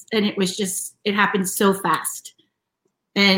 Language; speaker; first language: English; non-native, local second language; Filipino